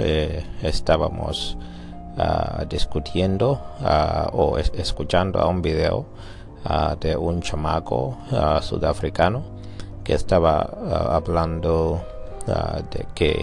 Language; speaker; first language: Spanish; non-native, learner; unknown